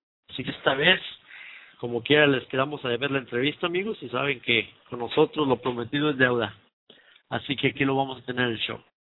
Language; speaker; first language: Spanish; native; Spanish